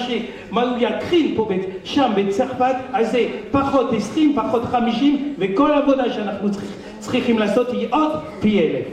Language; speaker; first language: Hebrew; non-native, fluent; French